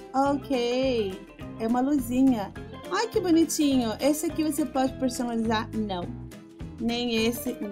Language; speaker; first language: Portuguese; non-native, fluent; Spanish